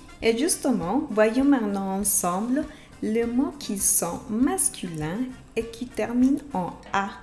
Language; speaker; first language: French; non-native, fluent; Spanish